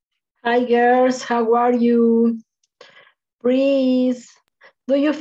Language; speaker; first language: English; non-native, learner; Spanish